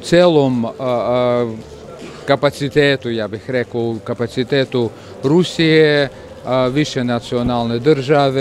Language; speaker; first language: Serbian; non-native, fluent; Russian